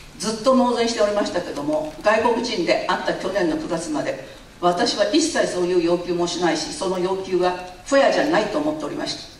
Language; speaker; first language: Japanese; non-native, fluent; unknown